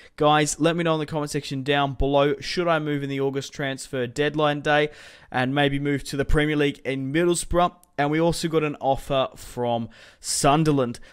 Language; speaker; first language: English; native; English